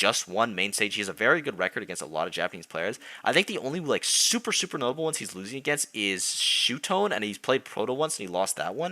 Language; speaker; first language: English; native; English